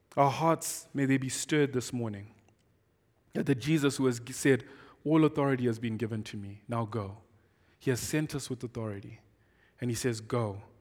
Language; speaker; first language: English; non-native, local second language; Shona